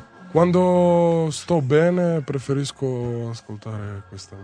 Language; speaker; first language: Italian; non-native, fluent; Serbian